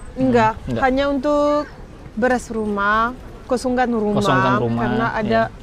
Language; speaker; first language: Indonesian; non-native, learner; Arabic